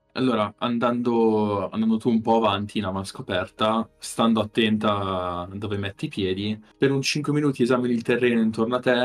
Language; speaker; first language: Italian; native; Italian